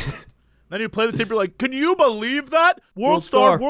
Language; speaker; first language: English; native; English